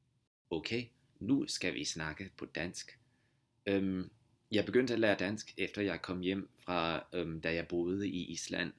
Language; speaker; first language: Danish; non-native, fluent; English